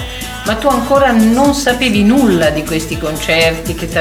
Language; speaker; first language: Italian; native; Italian